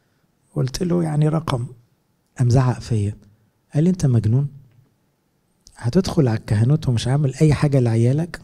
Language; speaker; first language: Arabic; native; Arabic